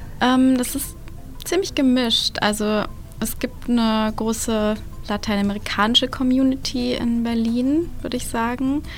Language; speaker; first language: German; native; German